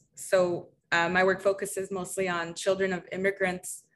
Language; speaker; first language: English; early bilingual, other home language; Spanish